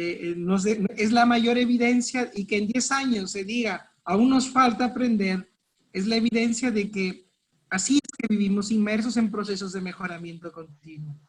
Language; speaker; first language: Spanish; native; Spanish